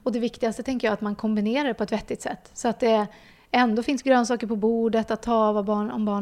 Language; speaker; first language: Swedish; native; Swedish